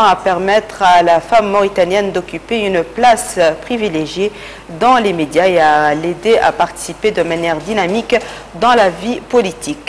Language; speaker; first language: French; non-native, local second language; Arabic